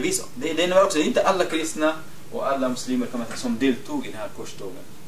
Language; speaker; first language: Swedish; non-native, fluent; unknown